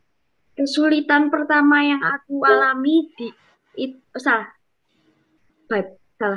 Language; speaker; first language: Indonesian; non-native, local second language; English